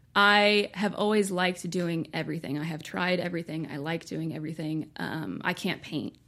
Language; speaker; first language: English; native; English